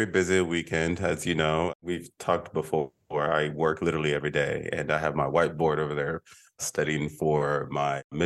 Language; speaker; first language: English; non-native, local second language; Igbo